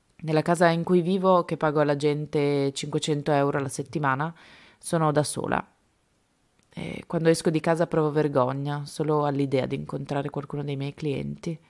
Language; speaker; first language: Italian; non-native, fluent; Spanish